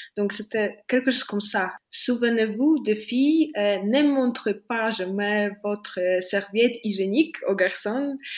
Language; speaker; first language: French; non-native, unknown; Polish